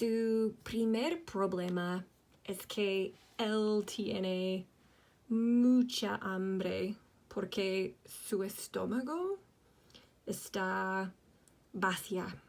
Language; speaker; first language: Spanish; non-native, fluent; English